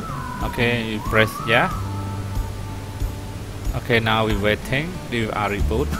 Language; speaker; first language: English; non-native, learner; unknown